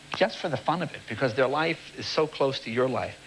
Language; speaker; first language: English; native; English